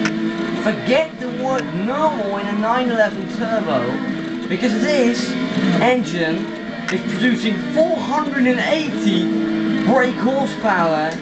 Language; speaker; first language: English; non-native, fluent; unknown